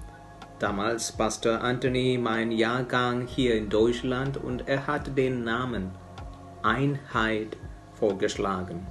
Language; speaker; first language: German; non-native, fluent; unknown